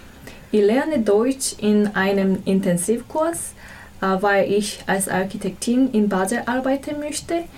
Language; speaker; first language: German; non-native, learner; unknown